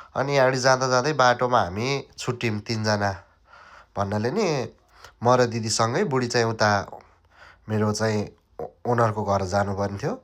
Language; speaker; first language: Nepali; native; Nepali